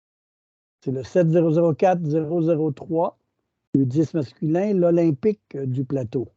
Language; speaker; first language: French; native; French